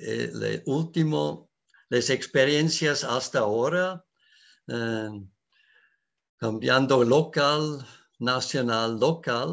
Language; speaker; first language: Spanish; non-native, learner; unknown